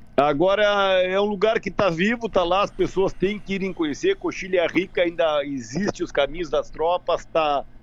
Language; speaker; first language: Portuguese; native; Portuguese